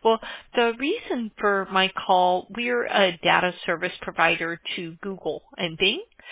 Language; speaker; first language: English; native; English